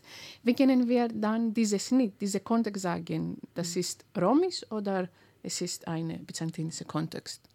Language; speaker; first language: German; non-native, fluent; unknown